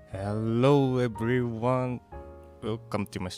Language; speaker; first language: English; non-native, fluent; Japanese